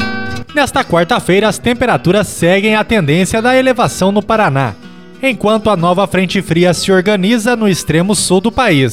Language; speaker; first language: Portuguese; native; Portuguese